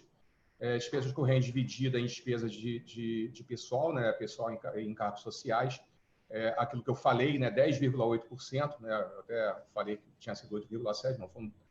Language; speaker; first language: Portuguese; native; Portuguese